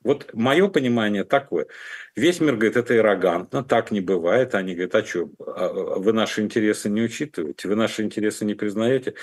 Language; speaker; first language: Russian; native; Russian